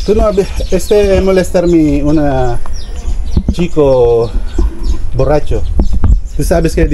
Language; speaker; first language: Spanish; non-native, learner; Filipino